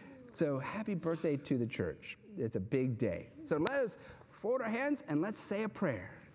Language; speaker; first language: English; native; English